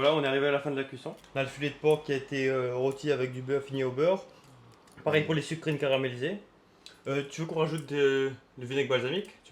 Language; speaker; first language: French; native; French